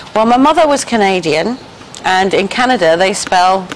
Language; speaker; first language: English; native; English